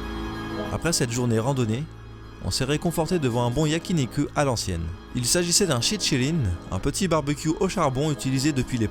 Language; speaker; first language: French; native; French